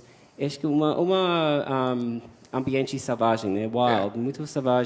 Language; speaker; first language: Portuguese; non-native, fluent; English